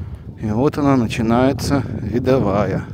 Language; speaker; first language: Russian; native; Russian